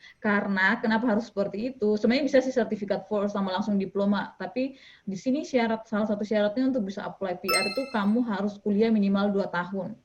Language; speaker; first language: Indonesian; native; Indonesian